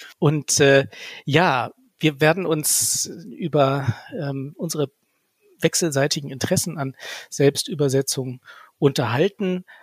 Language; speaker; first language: German; native; German